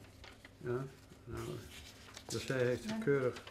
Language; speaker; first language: Dutch; non-native, learner; German